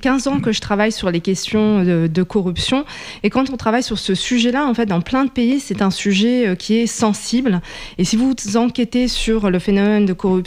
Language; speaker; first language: French; native; French